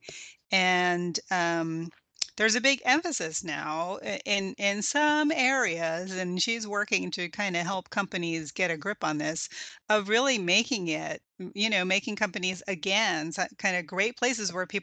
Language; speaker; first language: English; native; English